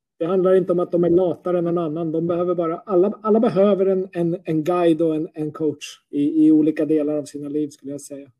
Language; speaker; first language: Swedish; native; Swedish